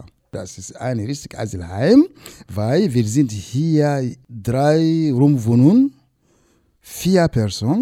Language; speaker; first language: German; non-native, learner; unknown